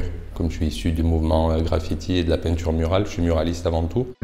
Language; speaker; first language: French; native; French